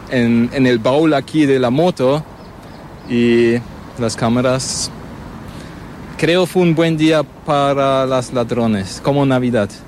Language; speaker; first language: Spanish; non-native, fluent; German